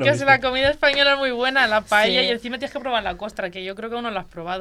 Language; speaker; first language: Spanish; native; Spanish